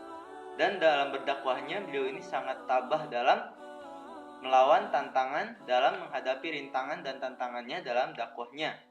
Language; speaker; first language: Indonesian; native; Indonesian